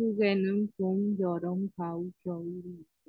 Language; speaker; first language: Korean; non-native, learner; Burmese